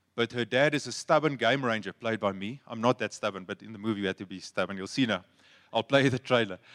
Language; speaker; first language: English; non-native, local second language; Afrikaans